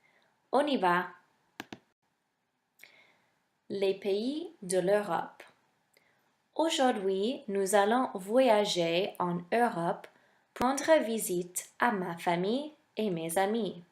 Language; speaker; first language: French; non-native, fluent; English